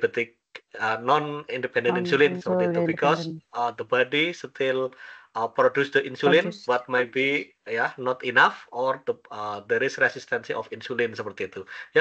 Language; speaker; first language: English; non-native, learner; Indonesian